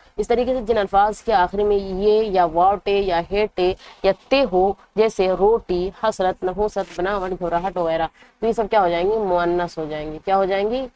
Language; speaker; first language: Urdu; native; Urdu